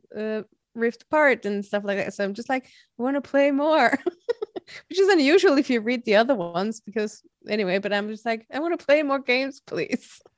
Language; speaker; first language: English; non-native, fluent; German